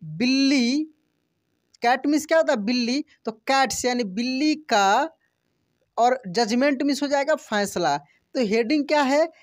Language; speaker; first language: Hindi; native; Hindi